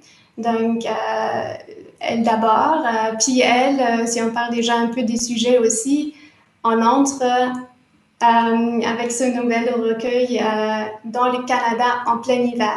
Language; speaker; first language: French; non-native, fluent; German